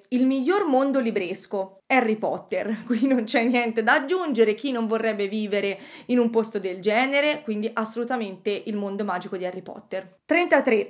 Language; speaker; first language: Italian; native; Italian